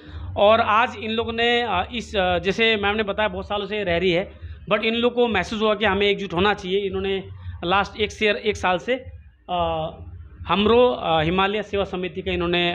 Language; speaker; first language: Hindi; native; Hindi